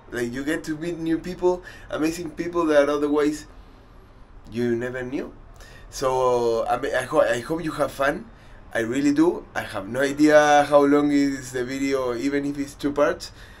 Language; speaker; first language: English; non-native, fluent; Spanish